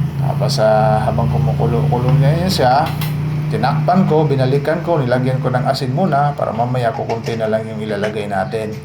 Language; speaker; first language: Filipino; non-native, local second language; Cebuano